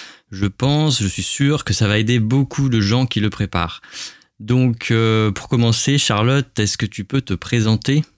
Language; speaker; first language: French; native; French